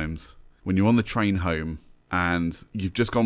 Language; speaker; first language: English; native; English